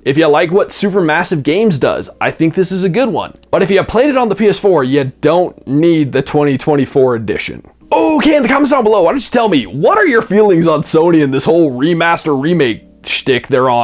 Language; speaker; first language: English; native; English